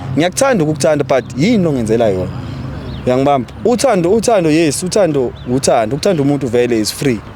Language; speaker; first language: Zulu; native; Zulu